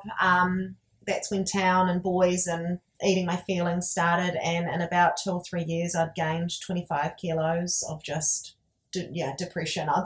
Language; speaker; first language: English; native; English